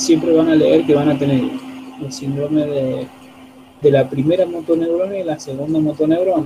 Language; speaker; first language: Spanish; native; Spanish